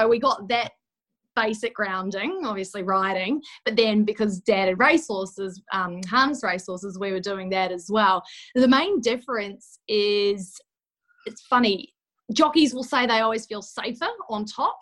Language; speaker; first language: English; native; English